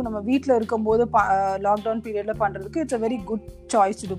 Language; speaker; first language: English; non-native, local second language; Tamil